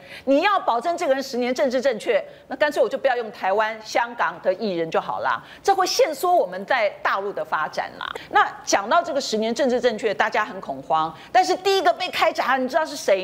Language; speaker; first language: Chinese; native; Chinese